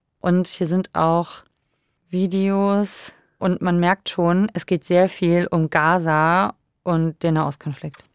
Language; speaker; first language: German; native; German